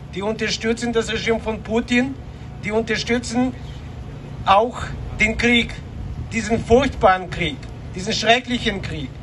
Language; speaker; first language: German; non-native, fluent; Ukrainian